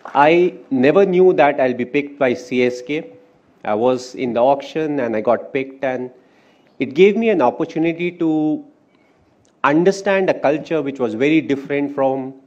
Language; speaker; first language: English; non-native, local second language; Hindi